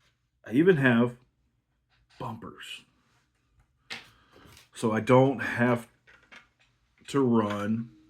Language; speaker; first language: English; native; English